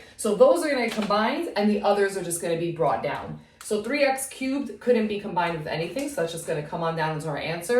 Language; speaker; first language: English; native; English